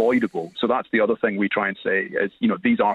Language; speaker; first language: English; native; English